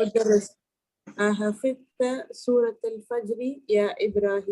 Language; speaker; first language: Arabic; non-native, learner; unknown